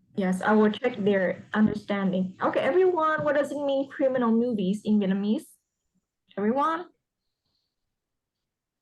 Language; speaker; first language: English; non-native, fluent; Vietnamese